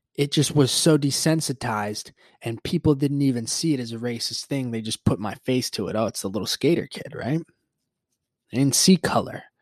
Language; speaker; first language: English; early bilingual, other home language; Spanish